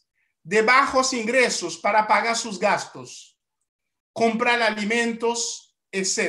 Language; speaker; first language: Spanish; non-native, fluent; Haitian Creole